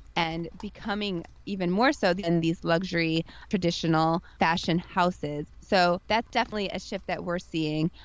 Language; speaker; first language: English; native; English